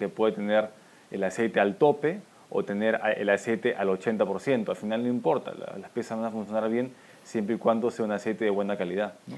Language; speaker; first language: Spanish; native; Spanish